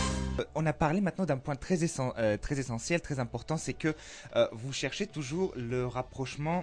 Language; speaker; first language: French; native; French